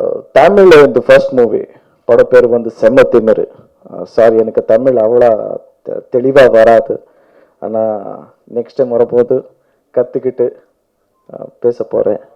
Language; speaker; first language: Tamil; non-native, learner; Kannada